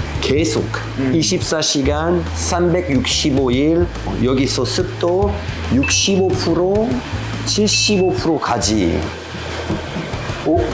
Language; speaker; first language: Korean; non-native, learner; French